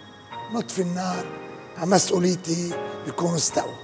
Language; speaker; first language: Arabic; native; Arabic